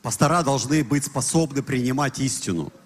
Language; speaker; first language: Russian; native; Russian